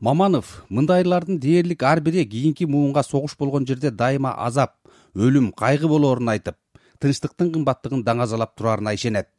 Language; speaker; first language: Kyrgyz; native; Kyrgyz